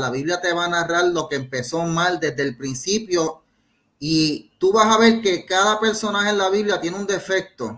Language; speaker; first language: Spanish; native; Spanish